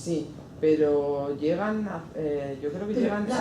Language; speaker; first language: Spanish; native; Spanish